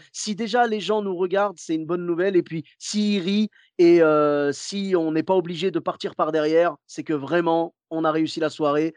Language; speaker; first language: French; early bilingual, other home language; Arabic